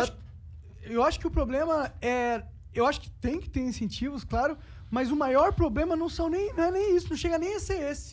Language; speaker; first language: Portuguese; native; Portuguese